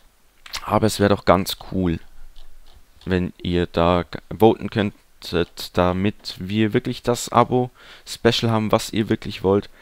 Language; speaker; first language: German; native; German